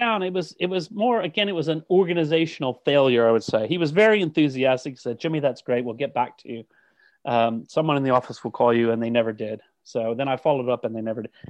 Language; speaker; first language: English; native; English